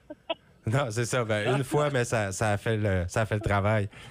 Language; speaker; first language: French; native; French